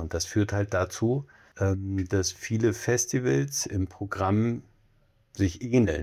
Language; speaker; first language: German; native; German